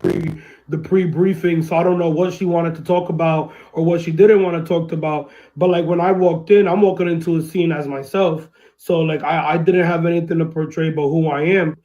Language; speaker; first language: English; early bilingual, other home language; Spanish